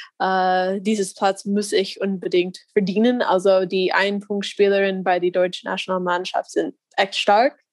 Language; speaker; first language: German; non-native, learner; English